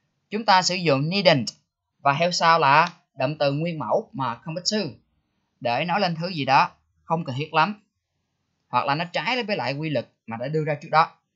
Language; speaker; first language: Vietnamese; native; Vietnamese